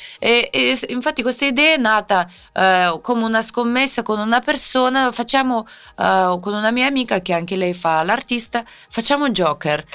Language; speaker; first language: Italian; non-native, fluent; Russian